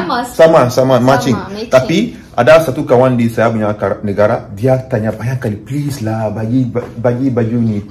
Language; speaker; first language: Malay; non-native, learner; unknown